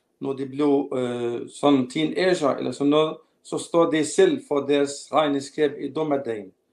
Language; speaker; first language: Danish; non-native, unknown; Arabic